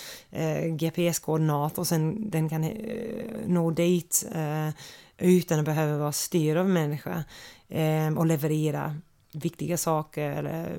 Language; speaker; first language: Swedish; non-native, fluent; English